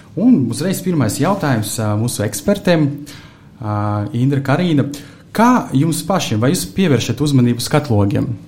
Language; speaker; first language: Latvian; non-native, local second language; Russian